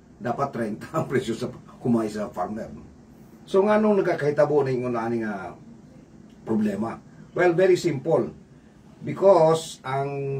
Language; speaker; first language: Cebuano; non-native, local second language; Hiligaynon